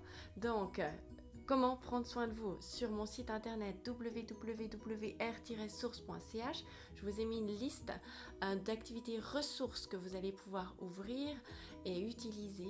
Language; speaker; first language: French; native; French